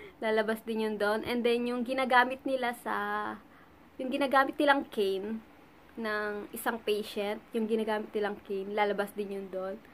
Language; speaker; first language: Filipino; native; Filipino